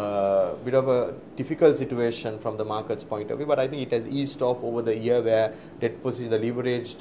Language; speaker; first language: English; non-native, local second language; Sinhala